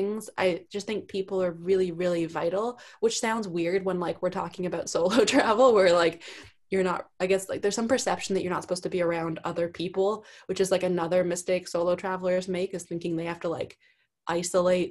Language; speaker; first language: English; native; English